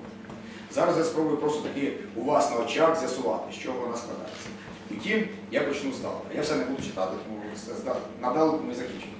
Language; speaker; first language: Ukrainian; native; Ukrainian